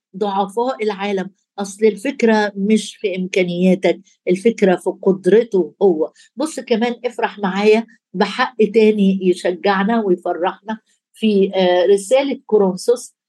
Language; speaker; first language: Arabic; native; Arabic